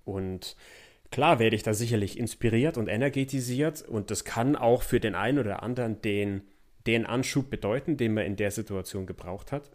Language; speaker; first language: German; native; German